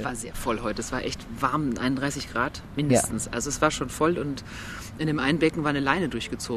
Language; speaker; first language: German; native; German